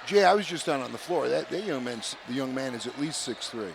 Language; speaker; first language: English; native; English